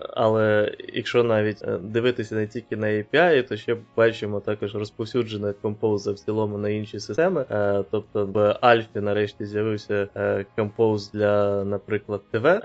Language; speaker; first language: Ukrainian; non-native, local second language; Russian